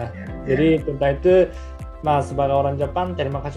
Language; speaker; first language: Indonesian; non-native, learner; Japanese